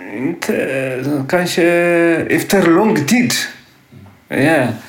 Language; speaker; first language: Swedish; non-native, learner; Tigrinya